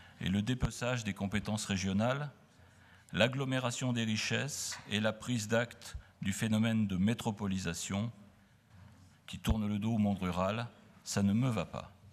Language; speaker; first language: French; native; French